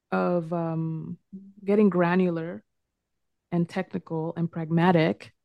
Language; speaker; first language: English; early bilingual, other home language; Spanish